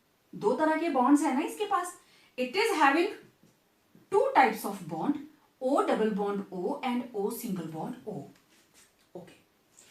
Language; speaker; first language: Hindi; native; Hindi